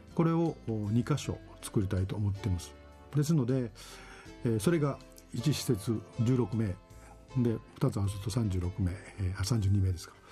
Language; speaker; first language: Japanese; native; Japanese